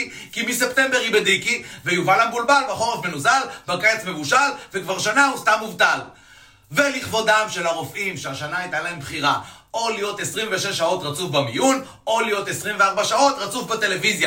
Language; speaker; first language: Hebrew; native; Hebrew